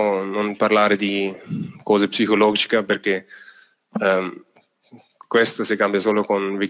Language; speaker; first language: Italian; non-native, fluent; German